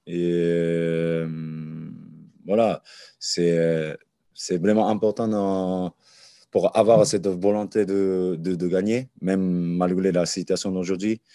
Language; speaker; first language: French; non-native, learner; Japanese